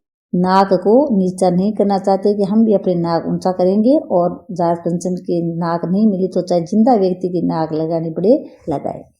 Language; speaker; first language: Hindi; native; Hindi